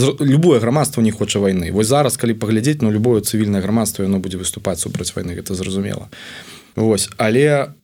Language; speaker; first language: Belarusian; non-native, local second language; Russian